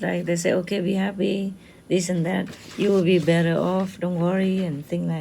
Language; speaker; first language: English; non-native, fluent; Vietnamese